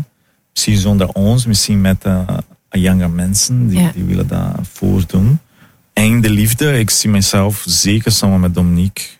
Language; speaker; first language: Dutch; non-native, fluent; Portuguese